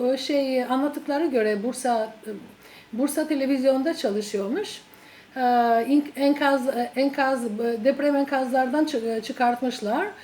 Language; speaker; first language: Turkish; non-native, fluent; Albanian